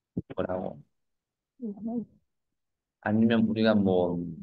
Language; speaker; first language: Korean; non-native, fluent; Vietnamese